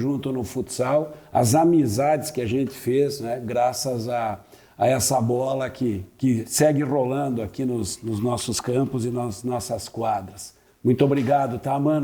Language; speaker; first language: Portuguese; native; Portuguese